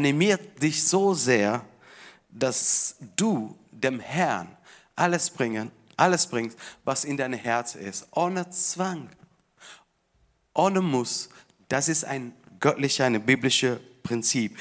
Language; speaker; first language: German; non-native, fluent; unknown